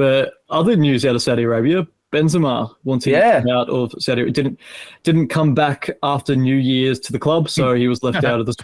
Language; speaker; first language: English; native; English